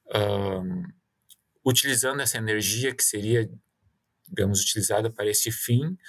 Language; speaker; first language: Portuguese; native; Portuguese